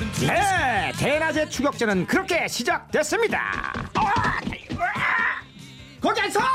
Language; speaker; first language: Korean; native; Korean